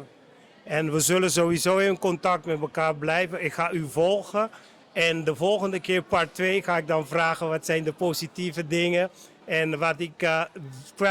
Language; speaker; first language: Dutch; non-native, local second language; Papiamento